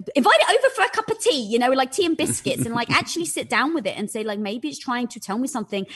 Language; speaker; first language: English; native; English